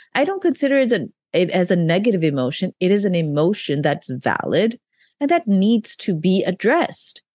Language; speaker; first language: English; non-native, local second language; Urdu